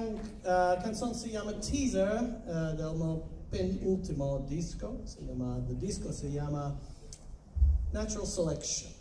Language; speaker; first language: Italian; early bilingual, heritage; Italian